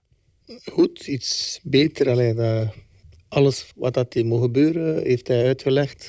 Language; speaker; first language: Dutch; early bilingual, other home language; Turkish